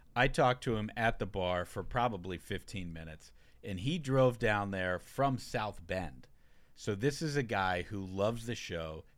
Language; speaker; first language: English; native; English